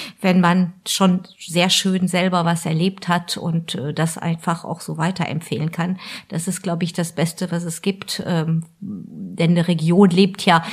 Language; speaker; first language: German; non-native, local second language; French